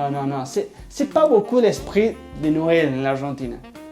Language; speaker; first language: French; non-native, learner; Spanish